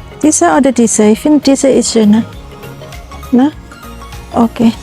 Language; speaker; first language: German; non-native, learner; Indonesian